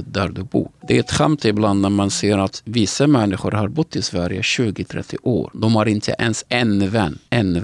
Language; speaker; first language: Swedish; non-native, fluent; Arabic